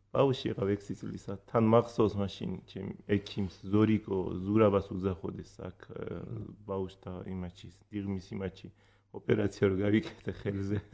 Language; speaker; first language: Georgian; early bilingual, heritage; Georgian